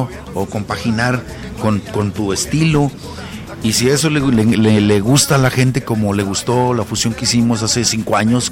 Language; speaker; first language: Spanish; native; Spanish